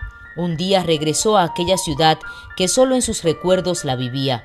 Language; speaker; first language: Spanish; native; Spanish